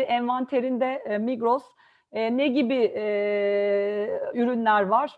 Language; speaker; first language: Turkish; native; Turkish